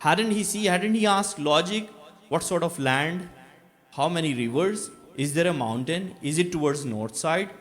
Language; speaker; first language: English; non-native, local second language; Urdu